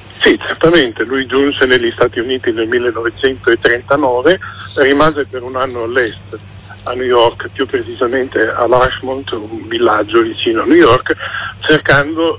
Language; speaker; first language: Italian; native; Italian